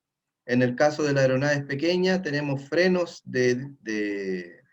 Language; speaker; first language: Spanish; native; Spanish